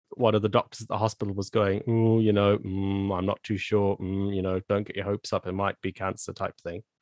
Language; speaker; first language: English; native; English